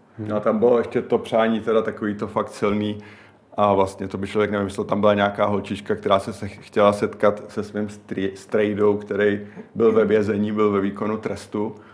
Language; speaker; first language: Czech; native; Czech